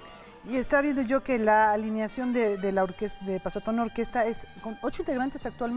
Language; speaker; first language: Spanish; native; Spanish